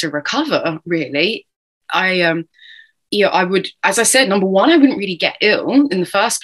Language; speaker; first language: English; native; English